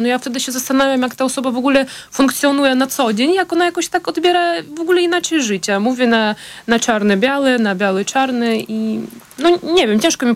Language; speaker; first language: Polish; non-native, fluent; Ukrainian